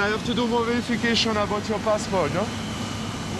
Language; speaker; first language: English; non-native, learner; French